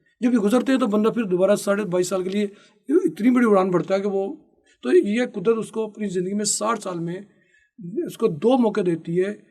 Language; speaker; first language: Urdu; non-native, local second language; Punjabi